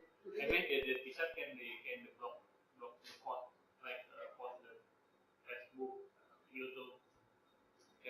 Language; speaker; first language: English; non-native, learner; Indonesian